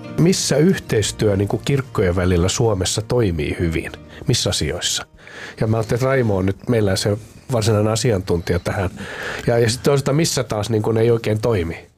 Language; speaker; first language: Finnish; native; Finnish